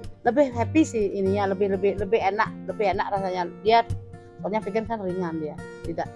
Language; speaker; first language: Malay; non-native, local second language; Balinese